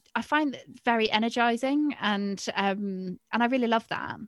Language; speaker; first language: English; native; English